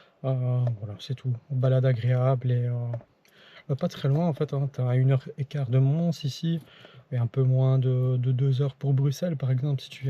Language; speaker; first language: French; native; French